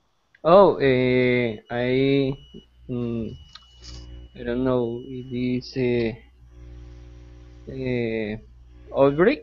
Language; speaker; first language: English; non-native, learner; Spanish